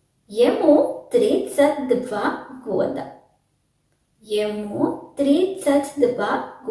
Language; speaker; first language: Russian; non-native, learner; Sinhala